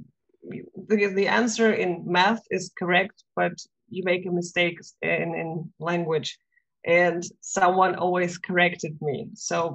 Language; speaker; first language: English; non-native, fluent; Russian